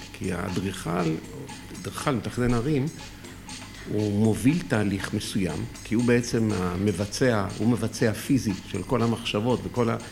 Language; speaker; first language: Hebrew; early bilingual, other home language; French